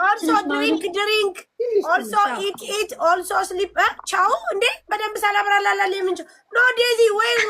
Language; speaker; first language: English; non-native, learner; Amharic